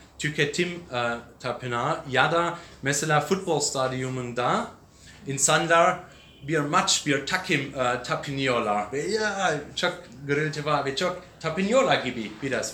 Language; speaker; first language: Turkish; non-native, learner; English